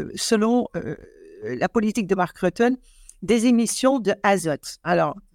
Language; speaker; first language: French; non-native, fluent; Dutch